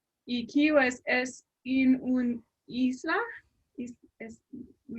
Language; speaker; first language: Spanish; non-native, learner; English